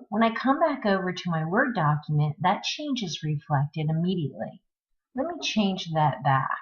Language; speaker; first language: English; native; English